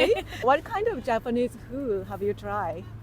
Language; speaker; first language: English; non-native, local second language; Japanese